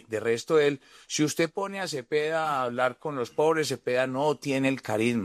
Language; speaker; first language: Spanish; native; Spanish